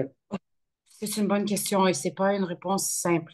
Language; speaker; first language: French; early bilingual, other home language; Arabic